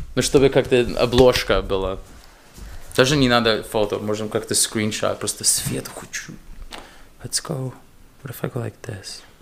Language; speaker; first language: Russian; early bilingual, heritage; Russian